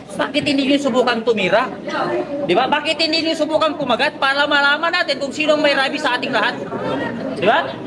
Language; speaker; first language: Filipino; non-native, local second language; Maguindanaon